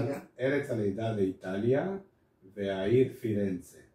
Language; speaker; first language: Hebrew; non-native, fluent; Spanish